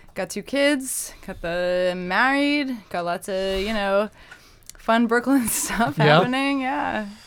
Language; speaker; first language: English; native; English